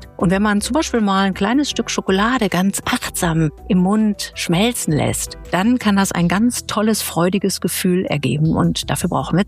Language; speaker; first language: German; native; German